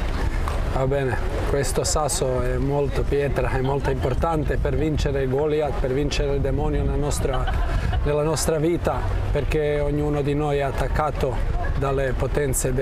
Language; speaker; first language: Italian; non-native, fluent; Croatian